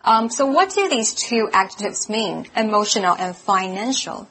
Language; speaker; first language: English; non-native, fluent; Chinese